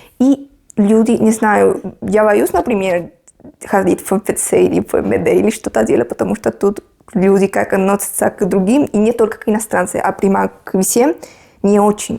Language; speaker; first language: Russian; non-native, fluent; Spanish